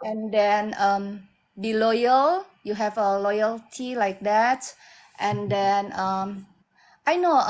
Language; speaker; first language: English; non-native, learner; Indonesian